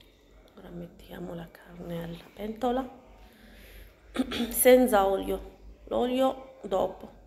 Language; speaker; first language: Italian; non-native, learner; Arabic